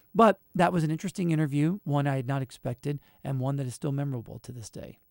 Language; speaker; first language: English; native; English